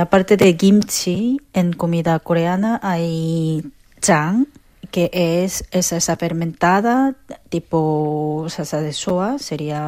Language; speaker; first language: Spanish; non-native, fluent; Korean